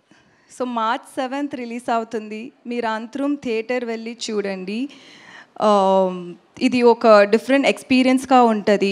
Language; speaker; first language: Telugu; non-native, learner; Tamil